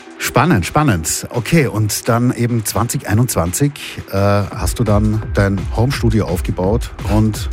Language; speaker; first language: German; native; German